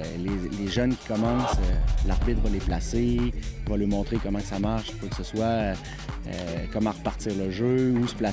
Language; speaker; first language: French; native; French